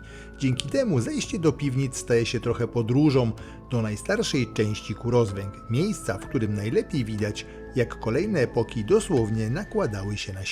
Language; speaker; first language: Polish; native; Polish